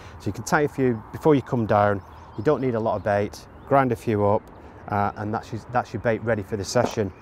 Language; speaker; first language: English; native; English